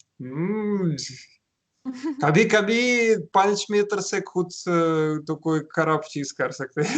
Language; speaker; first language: Hindi; non-native, learner; Russian